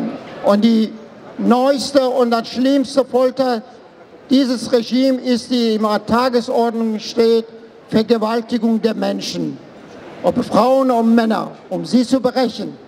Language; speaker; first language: German; non-native, fluent; Persian